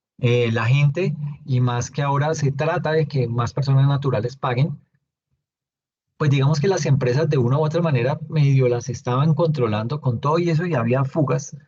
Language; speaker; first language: Spanish; native; Spanish